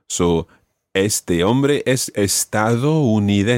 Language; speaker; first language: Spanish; non-native, fluent; English